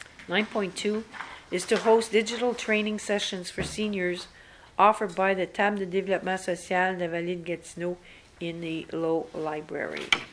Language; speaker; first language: English; native; English